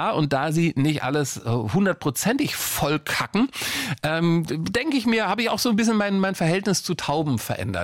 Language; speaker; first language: German; native; German